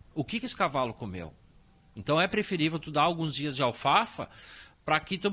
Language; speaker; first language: Portuguese; native; Portuguese